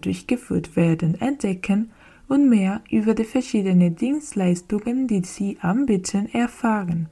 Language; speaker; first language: German; non-native, learner; Spanish